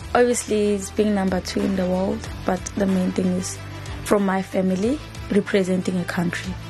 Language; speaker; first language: English; non-native, local second language; Zulu